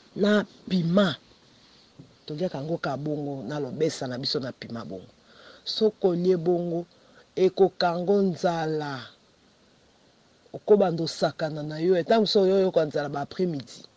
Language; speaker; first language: Lingala; native; Lingala